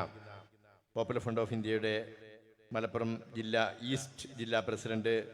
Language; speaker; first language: Malayalam; native; Malayalam